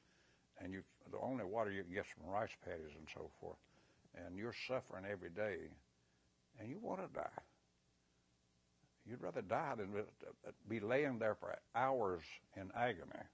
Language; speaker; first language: English; native; English